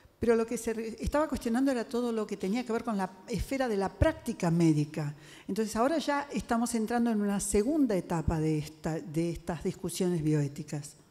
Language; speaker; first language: Spanish; native; Spanish